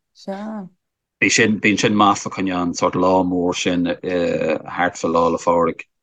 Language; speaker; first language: Irish; non-native, fluent; English